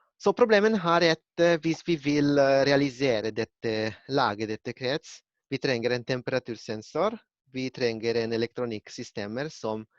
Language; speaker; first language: Norwegian; non-native, learner; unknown